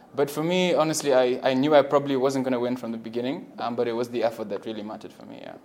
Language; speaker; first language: English; non-native, local second language; Swahili